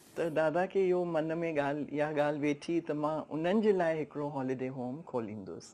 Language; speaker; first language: Sindhi; native; Sindhi